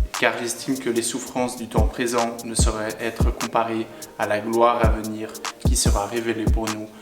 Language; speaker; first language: French; early bilingual, other home language; Russian